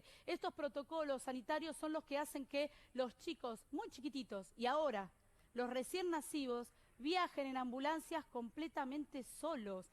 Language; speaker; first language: Spanish; native; Spanish